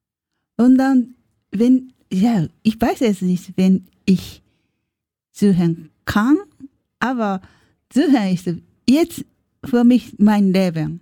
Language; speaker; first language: German; non-native, learner; Japanese